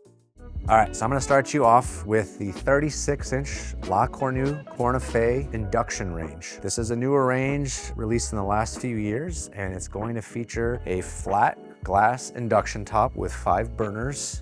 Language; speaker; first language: English; native; English